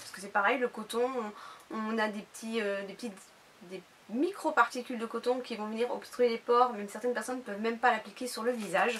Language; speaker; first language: French; native; French